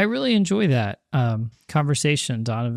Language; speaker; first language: English; native; English